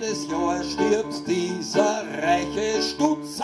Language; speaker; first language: German; native; German